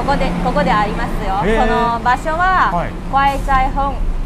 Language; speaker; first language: Japanese; non-native, learner; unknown